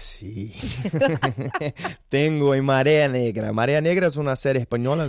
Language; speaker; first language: Spanish; non-native, learner; Portuguese